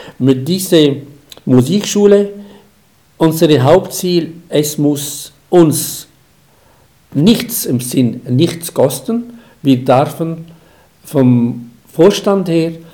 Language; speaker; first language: German; non-native, fluent; Arabic